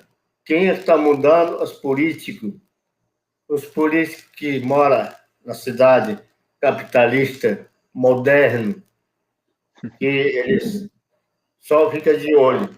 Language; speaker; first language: Portuguese; non-native, local second language; Yanomámi